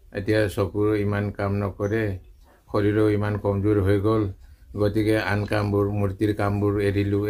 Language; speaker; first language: Assamese; non-native, local second language; Nepali